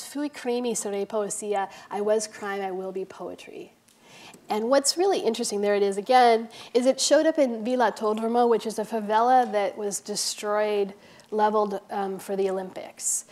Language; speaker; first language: English; native; English